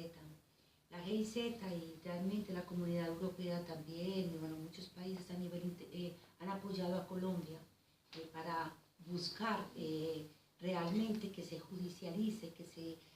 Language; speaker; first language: Spanish; native; Spanish